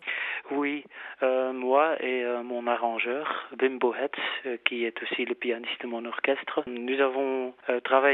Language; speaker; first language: French; non-native, fluent; Dutch